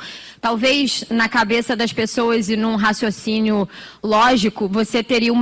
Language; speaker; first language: Portuguese; native; Portuguese